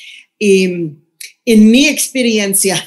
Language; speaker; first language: Spanish; non-native, fluent; English